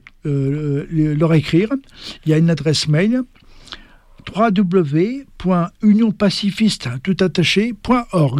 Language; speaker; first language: French; native; French